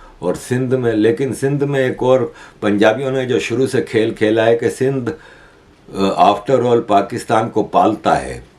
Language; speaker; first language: Urdu; native; Urdu